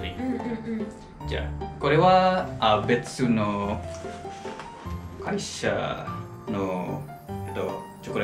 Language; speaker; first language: Japanese; non-native, fluent; Indonesian